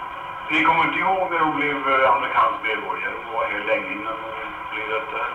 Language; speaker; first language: Swedish; non-native, fluent; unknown